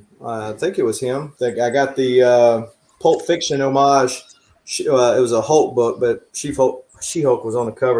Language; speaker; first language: English; native; English